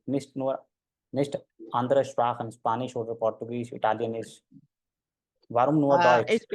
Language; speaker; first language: German; non-native, fluent; Hindi